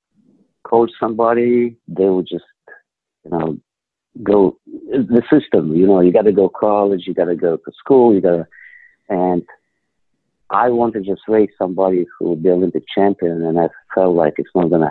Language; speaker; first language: English; non-native, fluent; Ukrainian